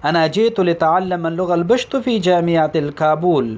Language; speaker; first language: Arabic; non-native, fluent; Pashto